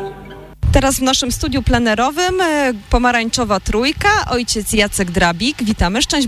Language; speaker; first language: Polish; native; Polish